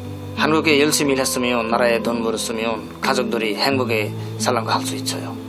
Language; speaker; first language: Korean; non-native, learner; Bangla